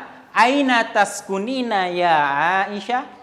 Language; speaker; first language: Arabic; non-native, fluent; Indonesian